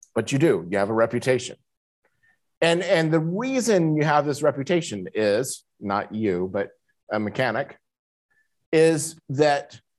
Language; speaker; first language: English; native; English